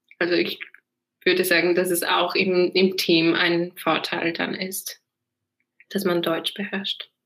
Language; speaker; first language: German; non-native, fluent; Czech